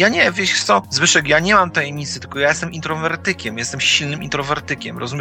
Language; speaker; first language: Polish; native; Polish